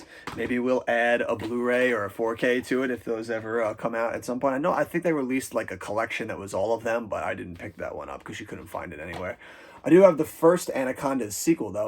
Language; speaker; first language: English; native; English